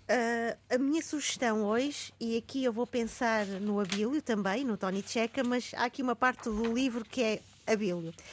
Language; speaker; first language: Portuguese; native; Portuguese